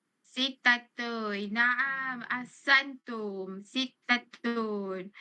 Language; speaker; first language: Arabic; non-native, learner; Malay